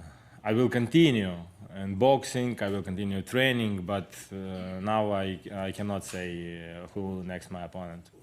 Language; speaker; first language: English; non-native, learner; Ukrainian